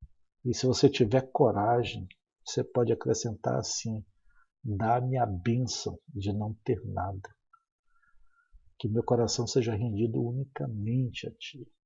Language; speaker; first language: Portuguese; native; Portuguese